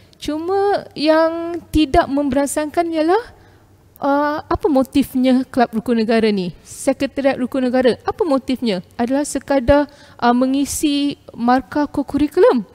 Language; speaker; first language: Malay; non-native, local second language; Tamil